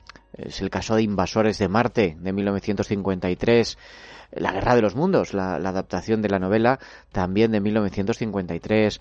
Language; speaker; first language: Spanish; native; Spanish